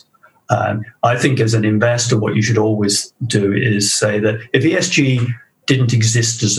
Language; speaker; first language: English; native; English